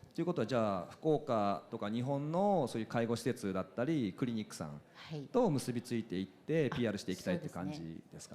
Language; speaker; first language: Japanese; native; Japanese